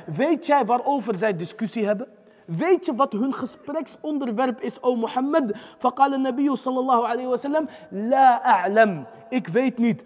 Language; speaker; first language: Dutch; early bilingual, other home language; Arabic